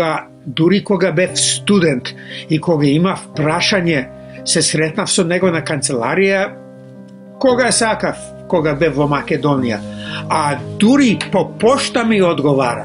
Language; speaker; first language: Macedonian; non-native, fluent; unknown